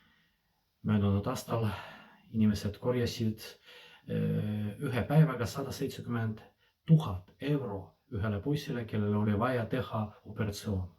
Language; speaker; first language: Estonian; non-native, fluent; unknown